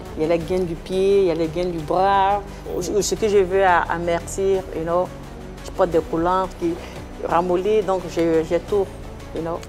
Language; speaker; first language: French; native; French